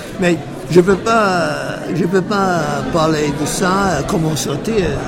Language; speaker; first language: French; non-native, fluent; English